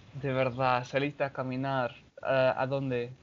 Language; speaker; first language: Spanish; non-native, fluent; English